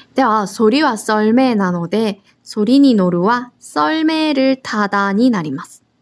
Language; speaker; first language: Japanese; non-native, fluent; Korean